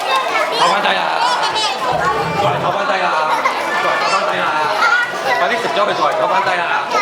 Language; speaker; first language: Cantonese; native; Cantonese